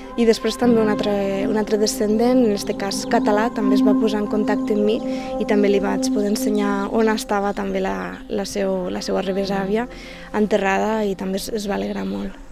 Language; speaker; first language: Catalan; native; Catalan